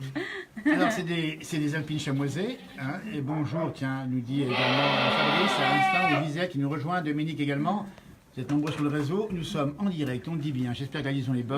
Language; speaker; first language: French; native; French